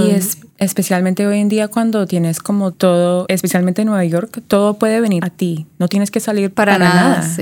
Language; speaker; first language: Spanish; early bilingual, heritage; Spanish